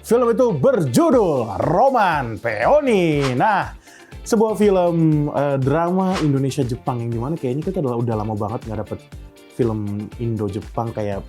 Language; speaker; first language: Indonesian; native; Indonesian